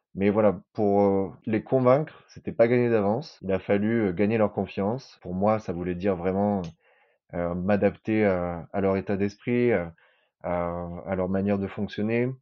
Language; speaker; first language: French; native; French